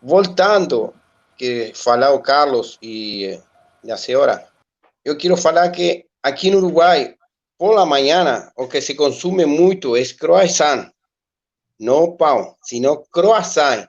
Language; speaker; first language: Portuguese; non-native, learner; Spanish